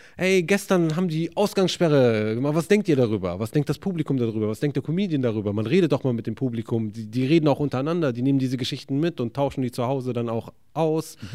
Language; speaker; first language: German; early bilingual, other home language; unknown